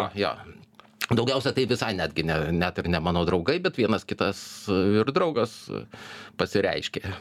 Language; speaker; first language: Lithuanian; native; Lithuanian